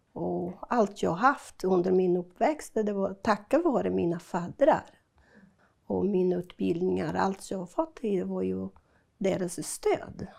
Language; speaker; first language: Swedish; non-native, fluent; Portuguese